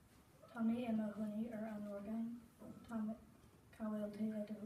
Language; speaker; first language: Irish; non-native, learner; English